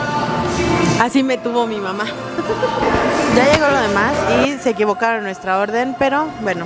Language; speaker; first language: Spanish; native; Spanish